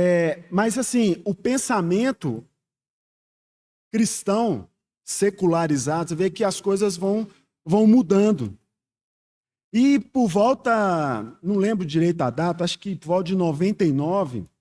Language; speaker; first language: Portuguese; native; Portuguese